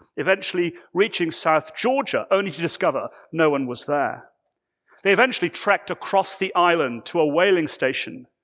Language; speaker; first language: English; native; English